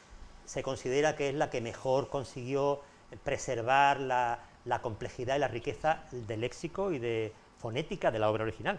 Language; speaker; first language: Spanish; native; Spanish